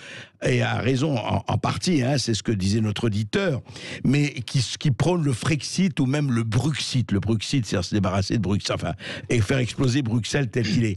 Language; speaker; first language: French; native; French